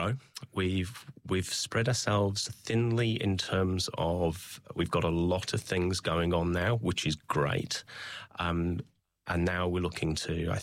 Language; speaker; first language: English; native; English